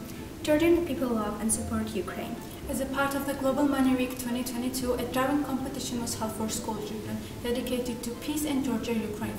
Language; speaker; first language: English; non-native, learner; Georgian